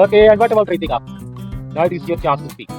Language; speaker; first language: English; non-native, fluent; Hindi